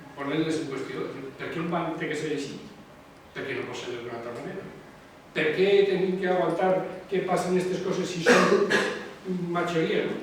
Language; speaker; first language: Catalan; non-native, local second language; Spanish